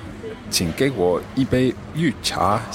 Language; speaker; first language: Chinese; non-native, learner; English